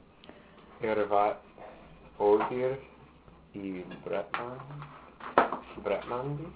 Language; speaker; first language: Icelandic; non-native, learner; English